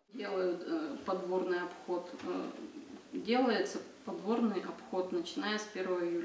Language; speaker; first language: Russian; native; Russian